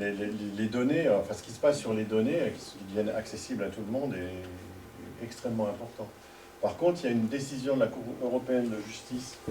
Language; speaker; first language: French; native; French